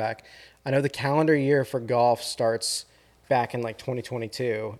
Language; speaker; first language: English; native; English